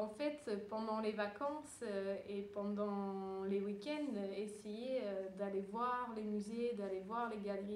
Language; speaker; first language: French; early bilingual, other home language; Dutch